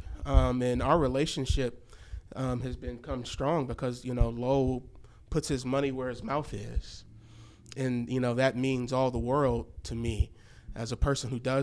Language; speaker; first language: English; native; English